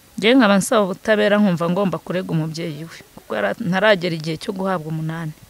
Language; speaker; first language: Kinyarwanda; native; Kinyarwanda